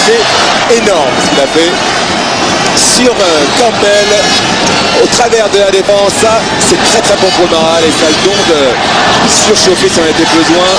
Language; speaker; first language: French; native; French